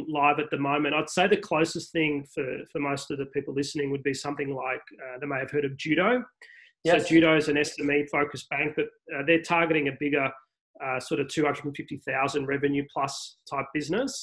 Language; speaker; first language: English; native; English